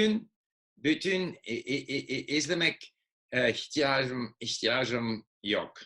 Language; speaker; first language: Turkish; non-native, learner; English